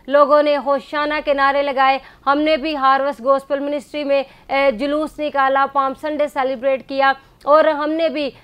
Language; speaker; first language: Urdu; non-native, local second language; Punjabi